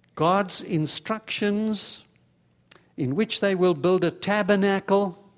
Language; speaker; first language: English; native; English